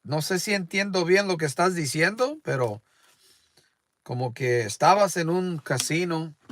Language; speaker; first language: Spanish; non-native, learner; English